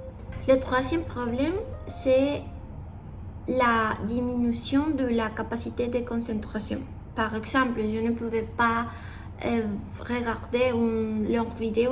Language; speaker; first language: French; non-native, learner; Spanish